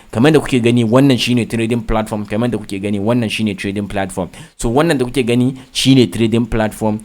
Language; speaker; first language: Hausa; native; Hausa